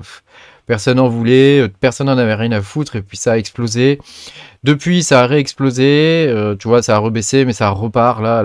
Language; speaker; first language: French; native; French